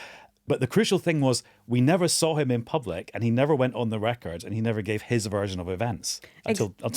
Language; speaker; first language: English; native; English